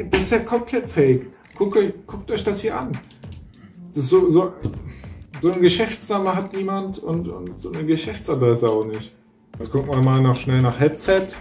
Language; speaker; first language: German; native; German